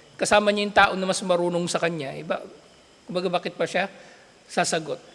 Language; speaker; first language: Filipino; native; Filipino